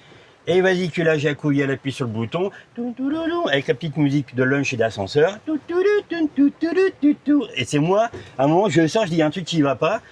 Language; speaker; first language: French; native; French